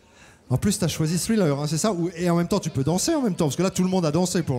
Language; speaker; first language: French; native; French